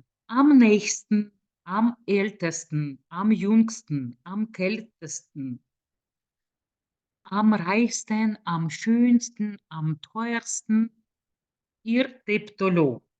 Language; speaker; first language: German; non-native, fluent; Lithuanian